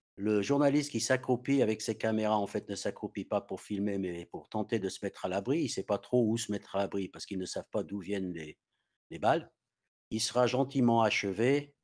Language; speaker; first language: French; non-native, fluent; English